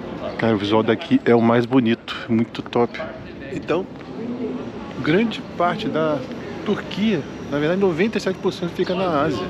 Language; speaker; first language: Portuguese; native; Portuguese